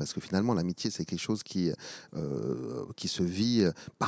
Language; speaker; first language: French; native; French